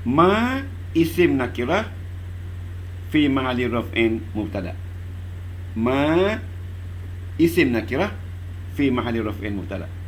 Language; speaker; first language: Arabic; non-native, fluent; Malay